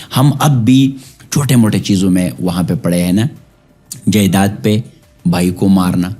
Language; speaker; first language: Urdu; non-native, local second language; Pashto